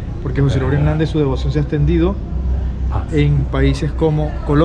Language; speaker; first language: Spanish; native; Spanish